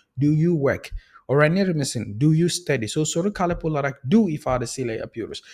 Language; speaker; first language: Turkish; non-native, fluent; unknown